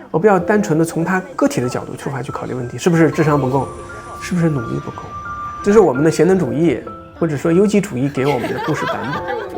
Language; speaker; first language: Chinese; native; Chinese